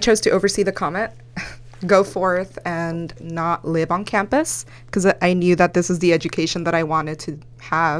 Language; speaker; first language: English; early bilingual, other home language; Spanish